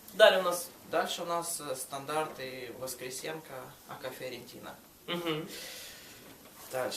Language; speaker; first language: Russian; native; Russian